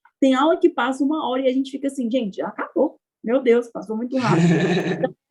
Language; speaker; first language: Portuguese; native; Portuguese